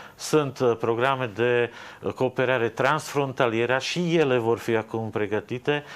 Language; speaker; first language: Romanian; non-native, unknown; Slovak